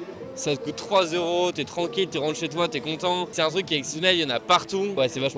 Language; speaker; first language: French; native; French